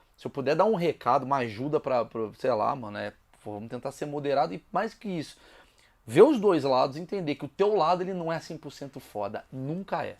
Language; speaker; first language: Portuguese; native; Portuguese